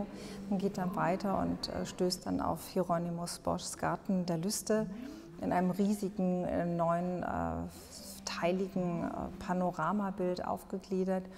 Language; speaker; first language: German; native; German